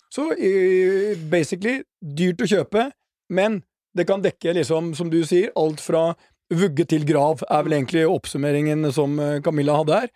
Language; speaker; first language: Norwegian; native; Norwegian